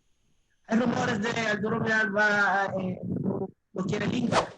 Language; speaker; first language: Spanish; native; Spanish